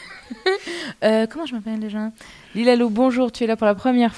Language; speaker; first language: French; native; French